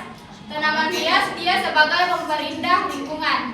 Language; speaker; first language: Indonesian; native; Indonesian